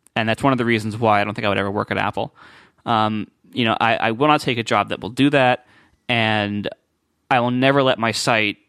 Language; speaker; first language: English; native; English